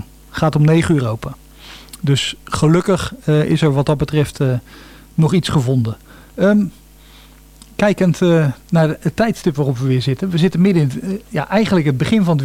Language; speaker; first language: Dutch; native; Dutch